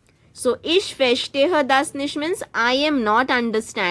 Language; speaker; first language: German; non-native, fluent; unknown